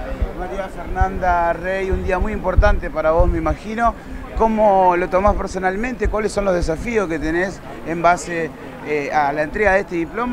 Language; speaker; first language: Spanish; native; Spanish